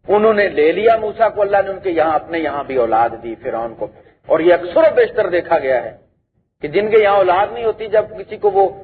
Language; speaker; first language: Urdu; non-native, local second language; Punjabi